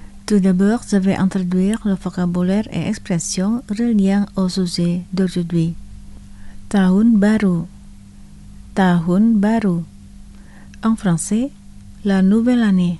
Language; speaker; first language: French; non-native, fluent; Indonesian